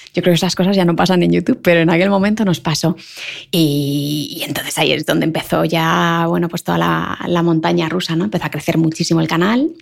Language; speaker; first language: Spanish; native; Spanish